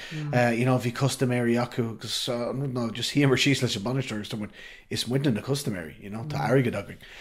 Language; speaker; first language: Irish; non-native, local second language; English